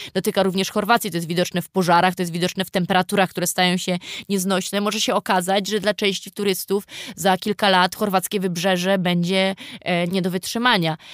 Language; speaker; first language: Polish; native; Polish